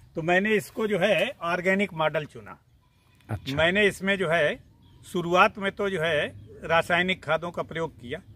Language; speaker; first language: Hindi; native; Hindi